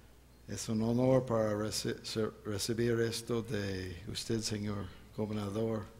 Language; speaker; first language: Spanish; non-native, fluent; English